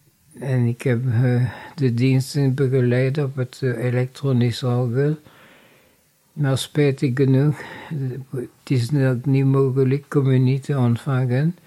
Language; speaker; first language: Dutch; non-native, fluent; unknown